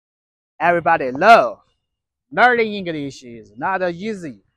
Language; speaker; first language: English; non-native, learner; Chinese